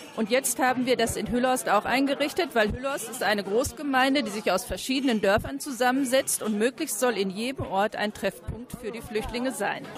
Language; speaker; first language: German; native; German